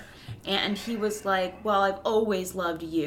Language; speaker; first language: English; native; English